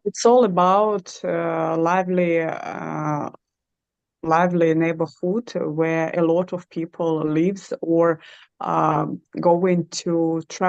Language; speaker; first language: English; non-native, learner; Russian